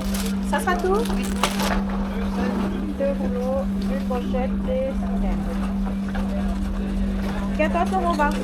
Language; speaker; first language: French; non-native, fluent; Thai